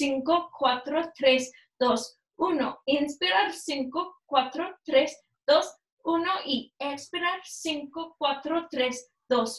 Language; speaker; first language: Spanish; non-native, learner; English